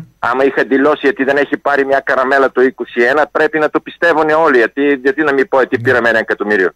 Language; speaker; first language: Greek; non-native, fluent; Bulgarian